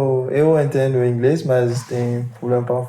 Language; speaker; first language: Portuguese; non-native, fluent; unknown